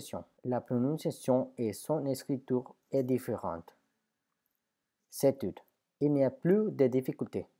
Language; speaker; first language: French; non-native, fluent; Spanish